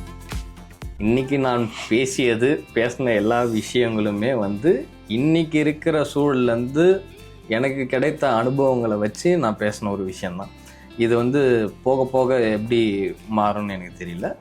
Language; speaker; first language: Tamil; native; Tamil